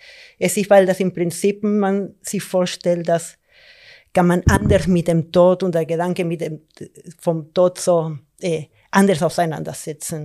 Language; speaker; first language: German; non-native, fluent; Spanish